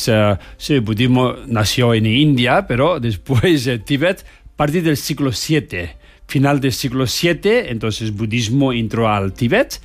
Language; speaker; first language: Spanish; non-native, learner; Tibetan